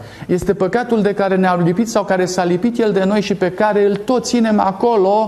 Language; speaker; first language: Romanian; native; Romanian